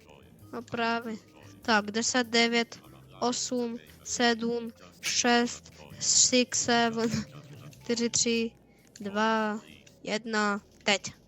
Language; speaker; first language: Czech; early bilingual, other home language; Russian